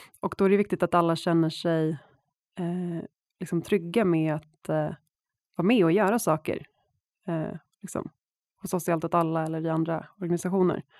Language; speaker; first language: Swedish; native; Swedish